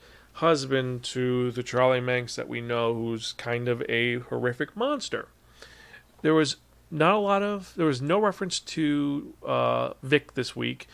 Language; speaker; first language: English; native; English